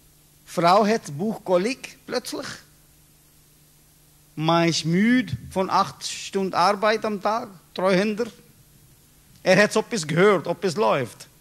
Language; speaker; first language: German; non-native, learner; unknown